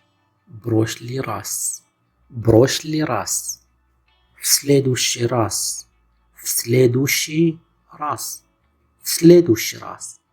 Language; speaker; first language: Russian; non-native, fluent; Arabic